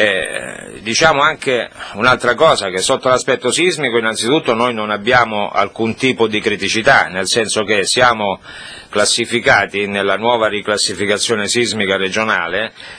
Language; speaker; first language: Italian; native; Italian